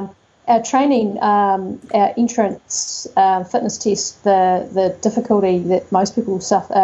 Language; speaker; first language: English; native; English